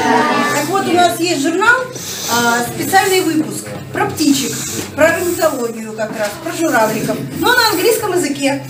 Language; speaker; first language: Russian; native; Russian